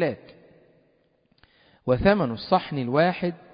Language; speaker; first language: Arabic; native; Arabic